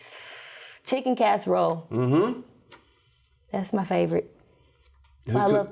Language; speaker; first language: English; native; English